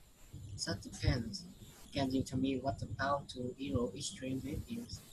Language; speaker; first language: English; non-native, learner; Vietnamese